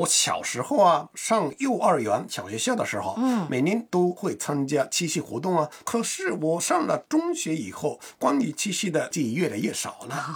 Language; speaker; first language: Chinese; non-native, fluent; Japanese